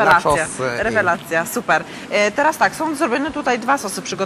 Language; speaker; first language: Polish; native; Polish